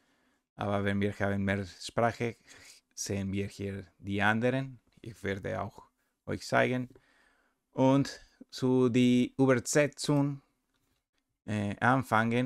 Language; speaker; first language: German; non-native, learner; Spanish